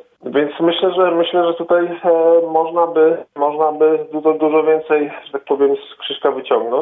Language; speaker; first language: Polish; native; Polish